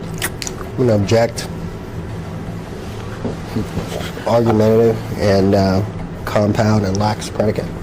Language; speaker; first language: English; native; English